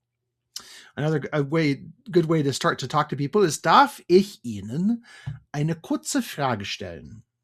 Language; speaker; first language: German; non-native, fluent; English